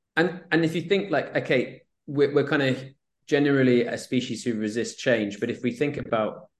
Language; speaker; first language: English; native; English